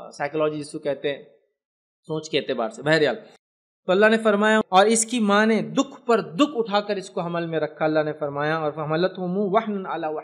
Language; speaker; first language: Urdu; native; Urdu